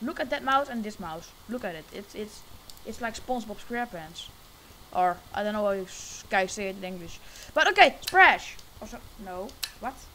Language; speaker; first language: English; non-native, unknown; Dutch